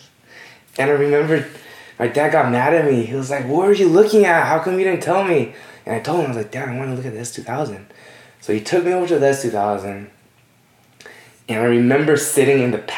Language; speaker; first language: English; native; English